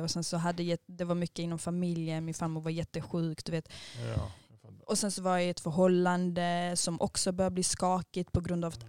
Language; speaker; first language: Swedish; early bilingual, other home language; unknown